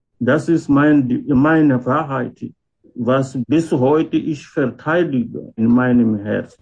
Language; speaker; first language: German; non-native, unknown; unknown